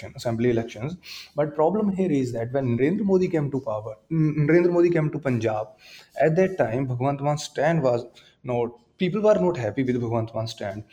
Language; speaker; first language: English; non-native, local second language; Punjabi